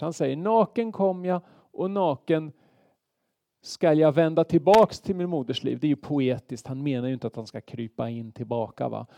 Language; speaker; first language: Swedish; native; Swedish